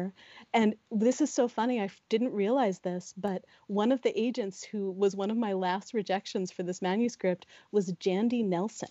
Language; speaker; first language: English; native; English